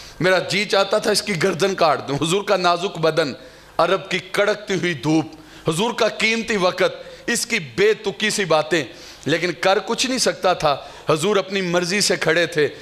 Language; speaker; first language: Urdu; non-native, local second language; Punjabi